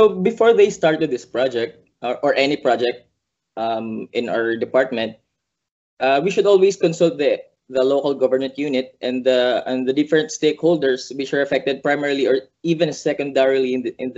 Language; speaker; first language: English; non-native, local second language; Cebuano